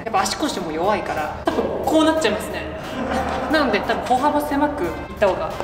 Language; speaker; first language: Japanese; native; Japanese